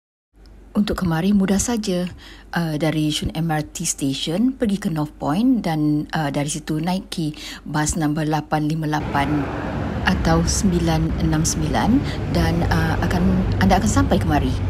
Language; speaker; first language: Malay; native; Malay